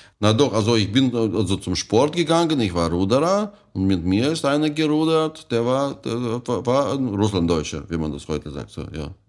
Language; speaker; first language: German; non-native, fluent; Russian